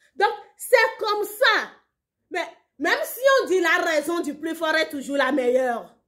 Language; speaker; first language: French; non-native, local second language; Ewe